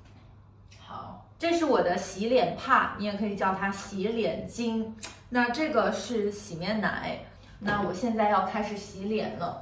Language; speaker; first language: Chinese; native; Chinese